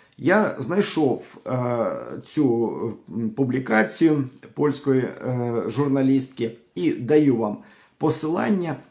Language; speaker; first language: Ukrainian; non-native, local second language; Russian